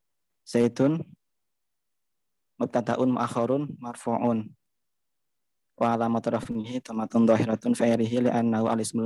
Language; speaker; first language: Arabic; non-native, learner; Indonesian